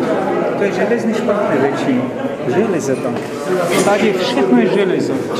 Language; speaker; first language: Czech; non-native, learner; Armenian